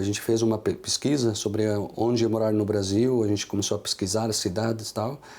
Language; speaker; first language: Portuguese; non-native, fluent; Arabic